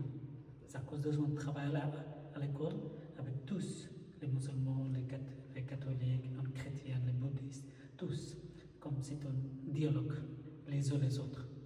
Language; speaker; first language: French; non-native, fluent; Bangla